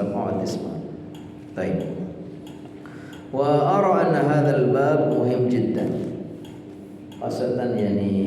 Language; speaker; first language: Arabic; non-native, fluent; Indonesian